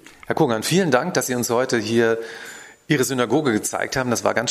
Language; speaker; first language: German; native; German